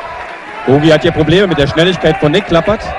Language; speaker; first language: German; native; German